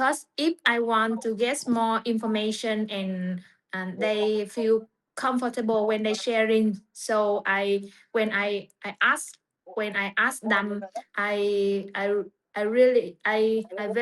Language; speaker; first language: English; non-native, learner; Vietnamese